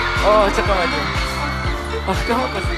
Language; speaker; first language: Korean; non-native, fluent; Chinese